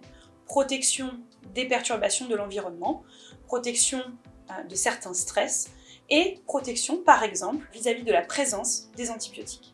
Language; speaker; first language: French; native; French